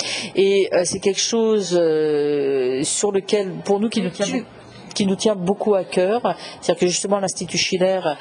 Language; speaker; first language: French; native; French